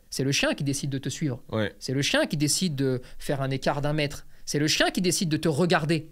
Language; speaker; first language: French; native; French